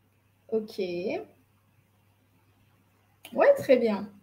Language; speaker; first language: French; non-native, fluent; Spanish